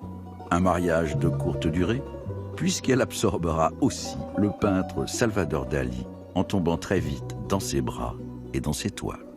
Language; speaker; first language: French; native; French